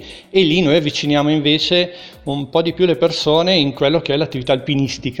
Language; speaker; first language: Italian; native; Italian